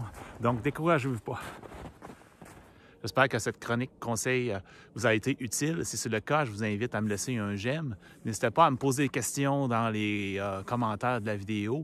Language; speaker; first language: French; native; French